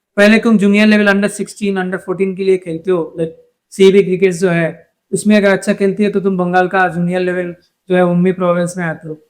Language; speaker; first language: Hindi; non-native, local second language; Bangla